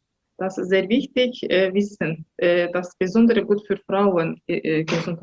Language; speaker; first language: German; non-native, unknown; Azerbaijani